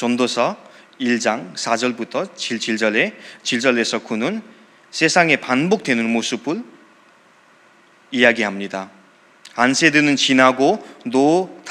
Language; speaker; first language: Korean; non-native, fluent; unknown